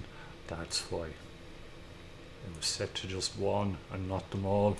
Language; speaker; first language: English; native; English